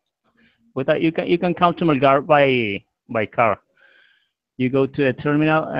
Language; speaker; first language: English; non-native, learner; Spanish